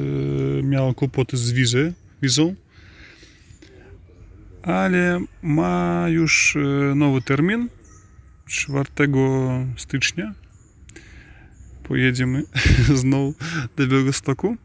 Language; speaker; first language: Polish; non-native, learner; Belarusian